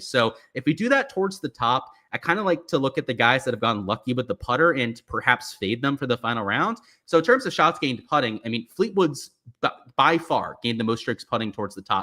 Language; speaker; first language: English; native; English